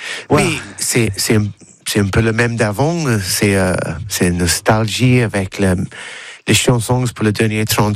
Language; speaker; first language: French; non-native, learner; English